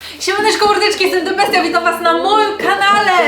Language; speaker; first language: Polish; native; Polish